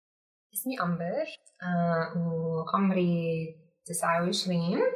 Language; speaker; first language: Arabic; non-native, learner; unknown